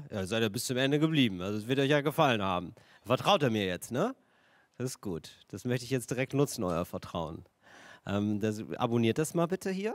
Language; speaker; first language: German; native; German